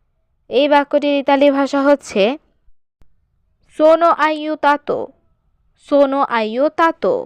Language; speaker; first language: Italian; non-native, learner; Bangla